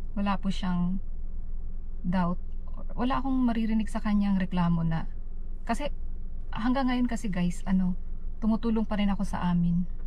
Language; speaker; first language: Filipino; native; Filipino